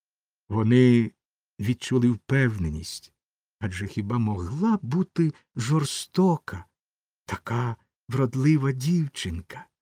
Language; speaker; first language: Ukrainian; native; Ukrainian